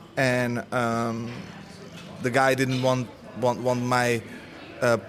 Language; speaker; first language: English; early bilingual, other home language; Dutch